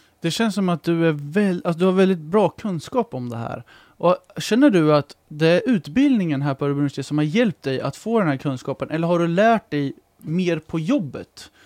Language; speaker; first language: Swedish; native; Swedish